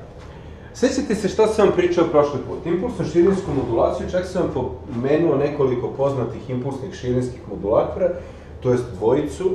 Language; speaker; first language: Serbian; native; Serbian